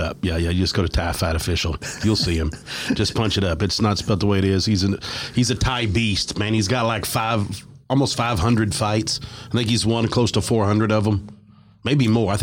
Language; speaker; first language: English; native; English